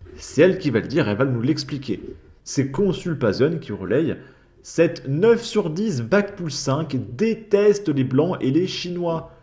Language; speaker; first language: French; native; French